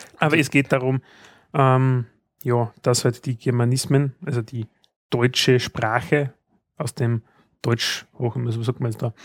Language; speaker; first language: German; native; German